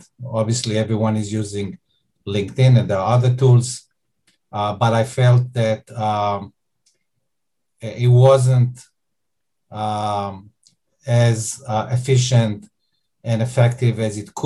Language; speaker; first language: English; non-native, fluent; Hebrew